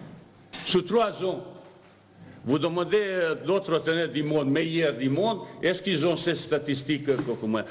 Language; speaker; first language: French; non-native, fluent; Bosnian